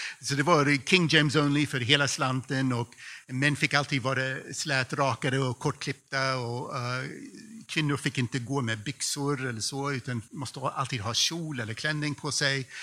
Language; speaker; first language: Swedish; non-native, fluent; English